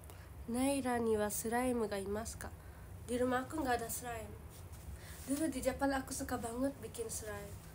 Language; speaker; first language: Indonesian; non-native, learner; Japanese